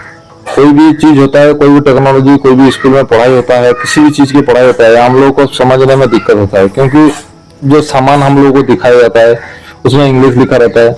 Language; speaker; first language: Hindi; non-native, local second language; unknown